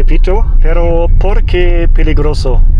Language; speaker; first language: Spanish; non-native, learner; German